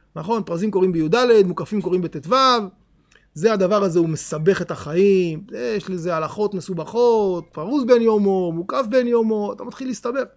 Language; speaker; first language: Hebrew; native; Hebrew